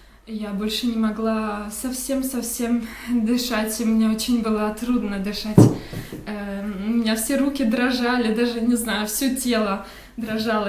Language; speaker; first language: Russian; early bilingual, heritage; Russian